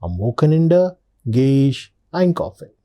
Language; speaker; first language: German; non-native, learner; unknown